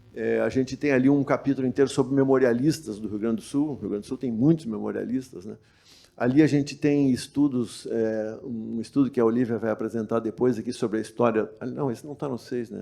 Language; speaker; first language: Portuguese; native; Portuguese